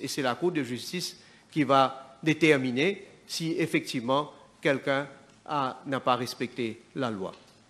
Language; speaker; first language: French; non-native, local second language; Morisyen